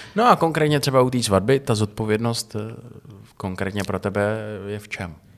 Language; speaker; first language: Czech; native; Czech